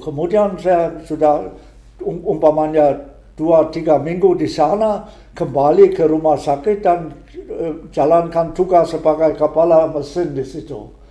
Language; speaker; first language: Indonesian; non-native, fluent; German